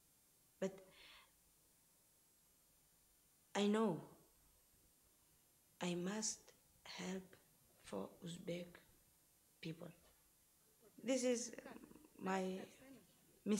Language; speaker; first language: English; non-native, learner; Uzbek